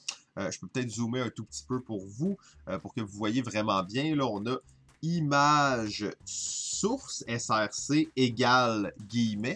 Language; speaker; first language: French; native; French